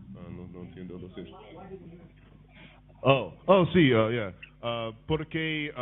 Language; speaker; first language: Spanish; non-native, learner; English